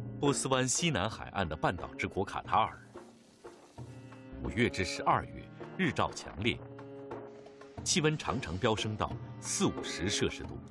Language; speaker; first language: Chinese; native; Chinese